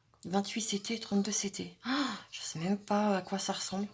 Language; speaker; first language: French; native; French